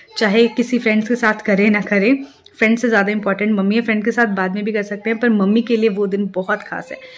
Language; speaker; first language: Hindi; native; Hindi